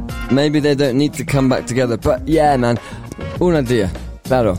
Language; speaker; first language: English; native; English